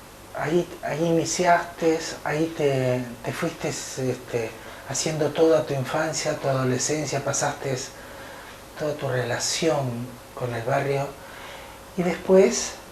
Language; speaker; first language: Spanish; native; Spanish